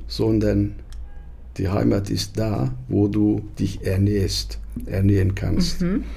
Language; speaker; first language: German; non-native, fluent; Turkish